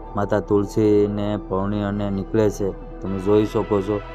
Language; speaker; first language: Gujarati; native; Gujarati